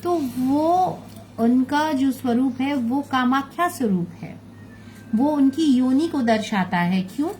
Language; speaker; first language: Hindi; non-native, local second language; Bangla